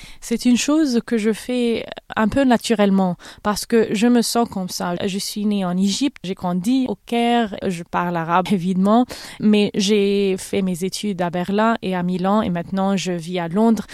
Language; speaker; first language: French; non-native, fluent; Arabic